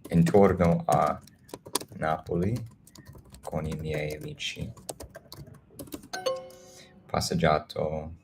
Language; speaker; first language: Italian; non-native, learner; English